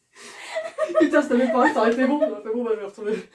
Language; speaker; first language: French; native; French